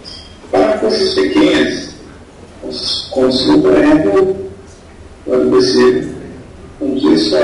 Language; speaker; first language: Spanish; non-native, fluent; Portuguese